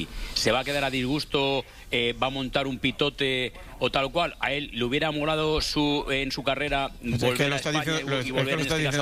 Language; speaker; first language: Spanish; native; Spanish